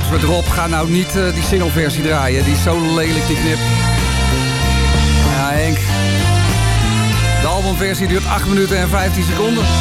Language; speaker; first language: Dutch; native; Dutch